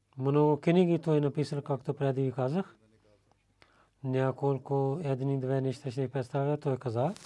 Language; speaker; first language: Bulgarian; non-native, learner; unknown